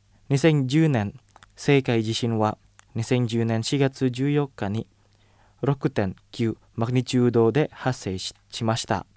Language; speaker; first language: Japanese; non-native, fluent; Indonesian